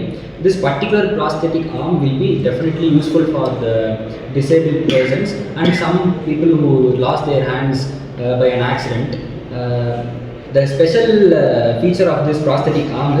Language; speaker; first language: English; non-native, local second language; Tamil